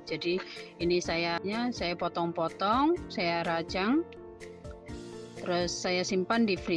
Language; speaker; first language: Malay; non-native, local second language; Javanese